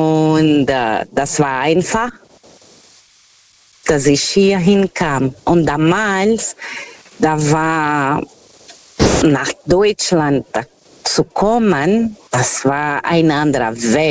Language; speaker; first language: German; non-native, fluent; Portuguese